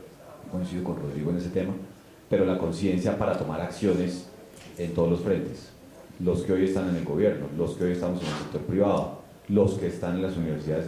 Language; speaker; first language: Spanish; native; Spanish